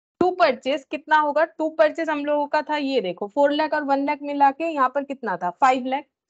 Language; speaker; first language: Hindi; native; Hindi